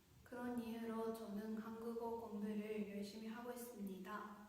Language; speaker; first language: Korean; non-native, fluent; Japanese